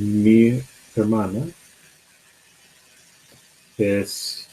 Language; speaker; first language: Spanish; non-native, learner; English